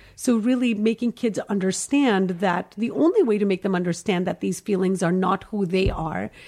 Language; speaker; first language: English; early bilingual, heritage; Hindi